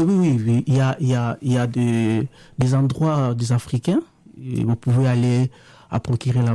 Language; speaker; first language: French; non-native, local second language; Lingala